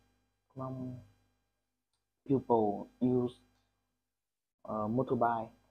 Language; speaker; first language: English; non-native, learner; Vietnamese